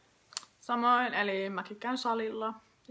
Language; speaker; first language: Finnish; native; Finnish